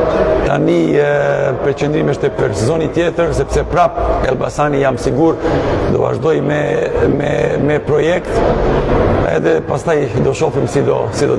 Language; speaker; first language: Albanian; non-native, learner; Serbian